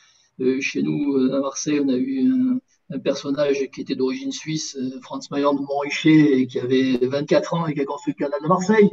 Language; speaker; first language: French; native; French